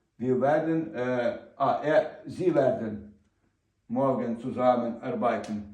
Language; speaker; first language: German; non-native, learner; Ukrainian